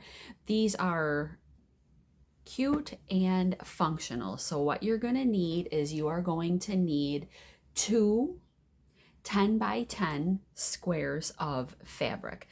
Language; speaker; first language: English; native; English